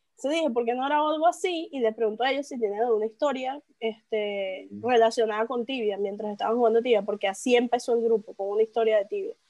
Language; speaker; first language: Spanish; native; Spanish